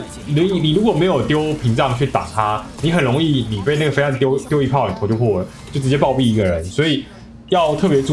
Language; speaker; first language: Chinese; native; Chinese